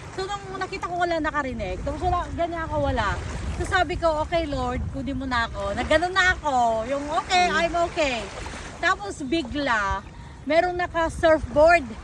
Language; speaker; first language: Filipino; native; Filipino